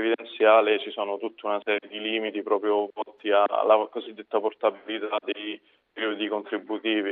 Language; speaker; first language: Italian; native; Italian